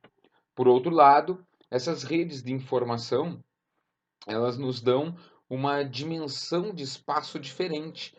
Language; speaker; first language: Portuguese; native; Portuguese